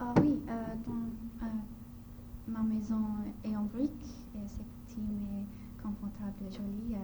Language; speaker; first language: French; non-native, learner; English